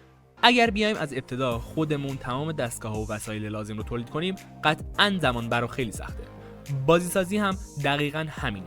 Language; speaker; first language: Persian; native; Persian